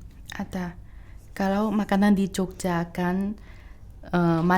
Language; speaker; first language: Indonesian; non-native, fluent; Chinese